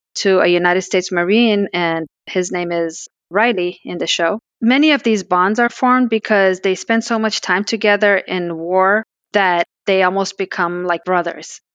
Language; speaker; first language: English; early bilingual, other home language; Pashto